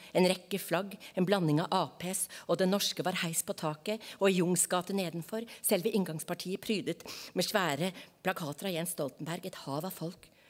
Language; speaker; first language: Norwegian; native; Norwegian